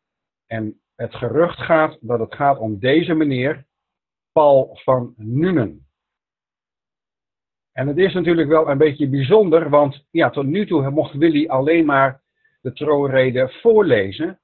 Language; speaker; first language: Dutch; native; Dutch